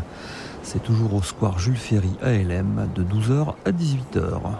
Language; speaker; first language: French; native; French